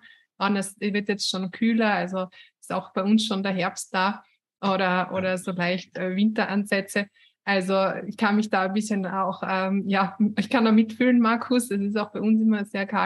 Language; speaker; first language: German; native; German